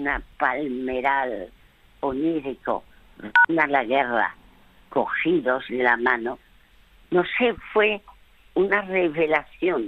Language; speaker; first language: Spanish; early bilingual, other home language; French